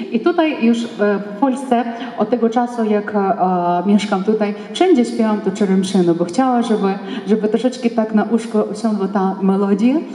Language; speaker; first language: Polish; non-native, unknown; Ukrainian